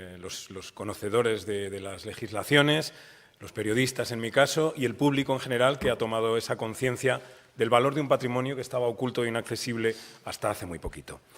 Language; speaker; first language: Spanish; native; Spanish